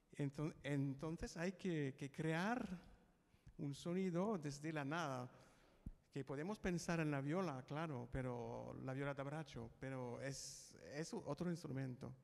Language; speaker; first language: Spanish; non-native, fluent; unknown